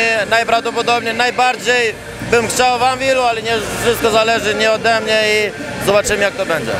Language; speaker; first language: Polish; non-native, fluent; Albanian